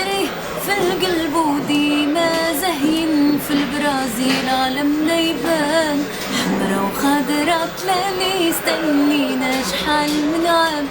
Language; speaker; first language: Arabic; native; Arabic